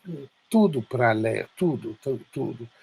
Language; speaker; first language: Portuguese; non-native, fluent; French